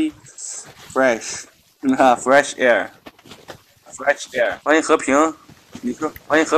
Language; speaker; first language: Chinese; native; Chinese